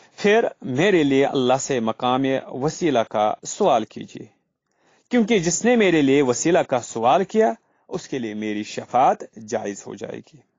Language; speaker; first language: Urdu; non-native, local second language; Kashmiri